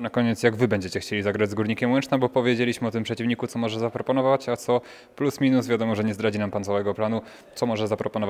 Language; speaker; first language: Polish; native; Polish